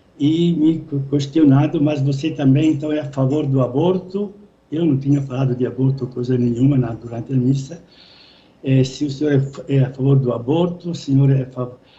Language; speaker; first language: Portuguese; non-native, fluent; Italian